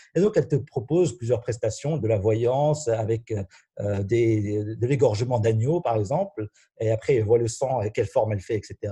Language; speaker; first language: French; non-native, local second language; Arabic